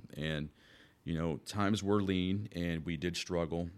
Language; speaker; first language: English; native; English